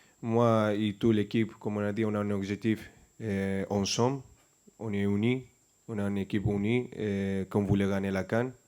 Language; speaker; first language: French; non-native, fluent; Spanish